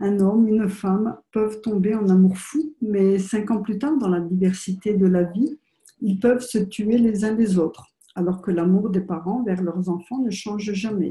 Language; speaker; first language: French; native; French